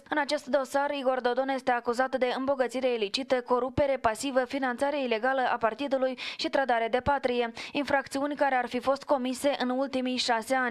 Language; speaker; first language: Romanian; native; Romanian